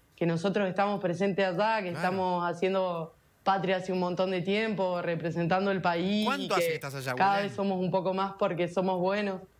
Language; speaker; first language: Spanish; native; Spanish